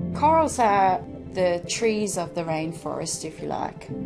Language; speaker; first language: English; non-native, fluent; Danish